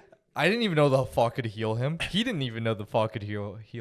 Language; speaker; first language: English; native; English